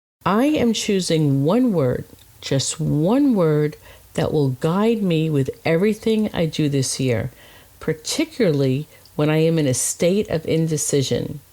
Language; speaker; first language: English; native; English